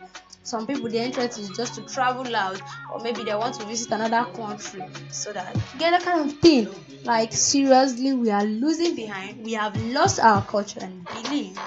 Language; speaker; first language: English; non-native, local second language; Yoruba